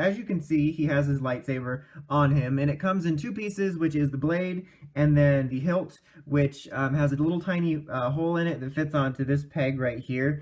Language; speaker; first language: English; native; English